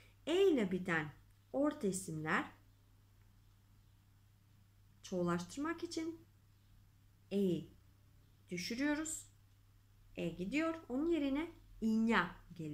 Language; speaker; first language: Turkish; non-native, fluent; Macedonian